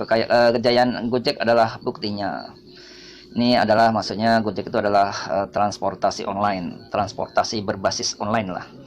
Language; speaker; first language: Indonesian; native; Indonesian